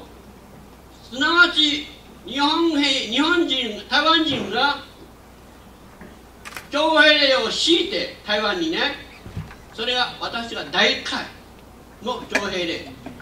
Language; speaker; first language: Japanese; non-native, local second language; Min Nan Chinese